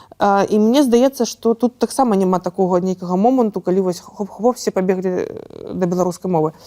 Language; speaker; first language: Belarusian; non-native, local second language; Russian